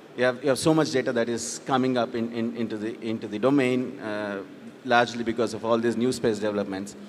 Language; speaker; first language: English; non-native, local second language; Telugu